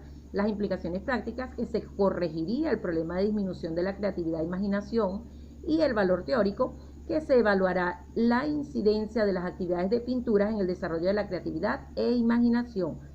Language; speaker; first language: Spanish; native; Spanish